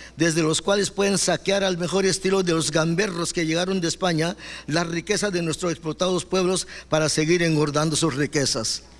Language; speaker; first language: Spanish; non-native, local second language; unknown